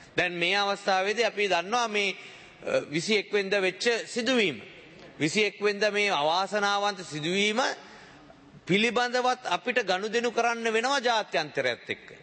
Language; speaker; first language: Sinhala; native; Sinhala